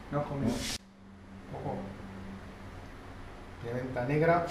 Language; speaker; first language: Spanish; non-native, learner; Arabic